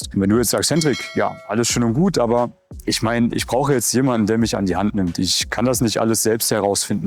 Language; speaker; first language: German; native; German